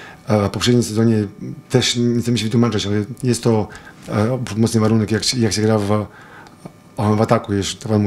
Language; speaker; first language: Polish; non-native, fluent; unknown